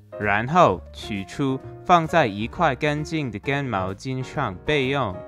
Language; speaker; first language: Chinese; non-native, fluent; English